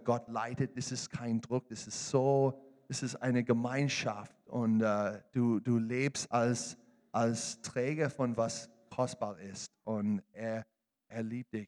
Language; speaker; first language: German; non-native, learner; English